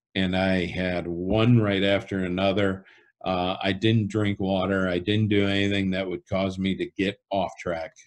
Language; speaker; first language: English; native; English